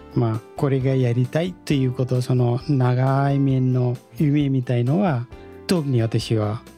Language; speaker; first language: Japanese; non-native, fluent; Nepali